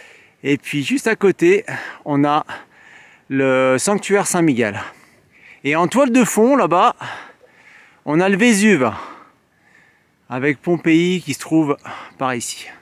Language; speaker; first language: French; native; French